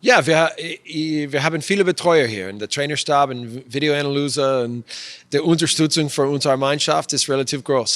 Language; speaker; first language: German; non-native, fluent; English